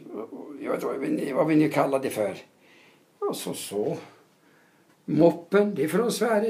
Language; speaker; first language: Swedish; non-native, fluent; Arabic